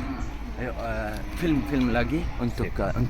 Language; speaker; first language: Indonesian; non-native, learner; Arabic